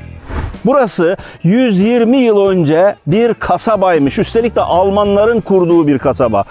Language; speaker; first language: Turkish; native; Turkish